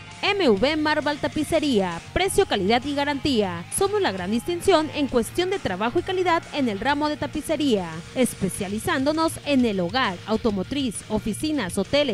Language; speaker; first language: Spanish; native; Spanish